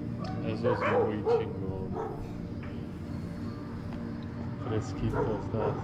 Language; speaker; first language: Spanish; non-native, learner; English